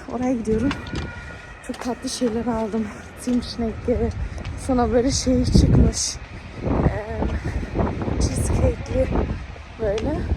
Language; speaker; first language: Turkish; early bilingual, heritage; Turkish